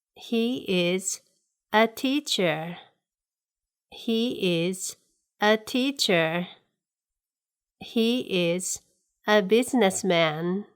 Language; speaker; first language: English; non-native, fluent; Japanese